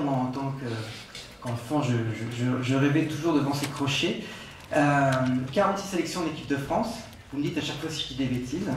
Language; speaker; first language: French; native; French